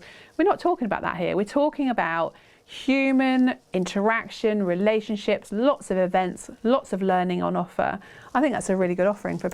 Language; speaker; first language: English; native; English